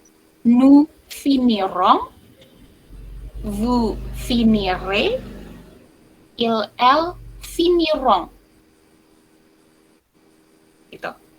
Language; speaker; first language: French; non-native, fluent; Indonesian